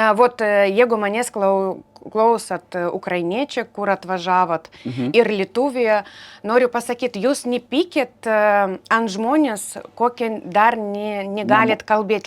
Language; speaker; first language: Lithuanian; non-native, learner; Ukrainian